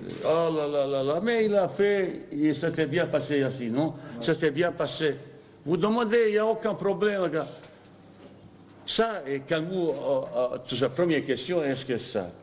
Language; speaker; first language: French; non-native, fluent; Bosnian